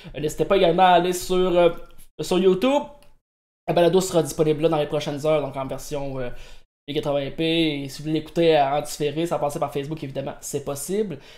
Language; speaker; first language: French; native; French